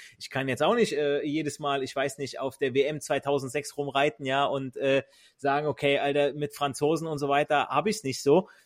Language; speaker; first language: German; native; German